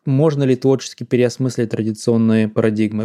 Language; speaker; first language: Russian; native; Russian